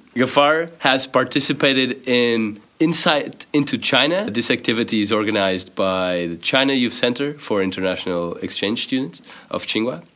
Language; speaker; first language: English; non-native, fluent; Portuguese